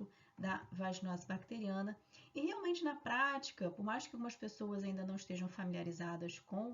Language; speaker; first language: Portuguese; native; Portuguese